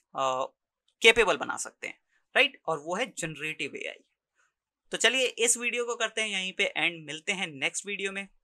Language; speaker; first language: Hindi; native; Hindi